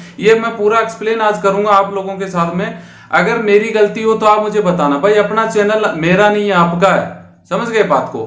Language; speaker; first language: Hindi; native; Hindi